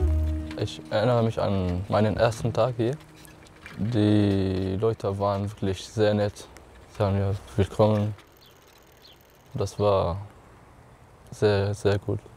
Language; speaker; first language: German; non-native, learner; Arabic